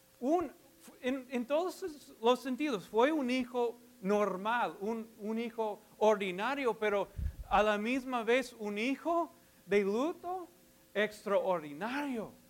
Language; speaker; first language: Spanish; non-native, fluent; English